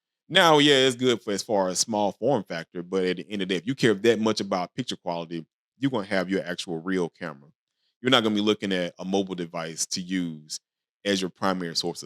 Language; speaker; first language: English; native; English